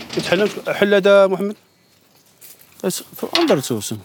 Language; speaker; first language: Dutch; non-native, learner; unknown